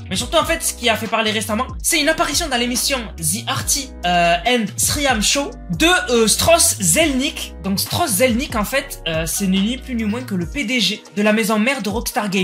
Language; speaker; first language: French; native; French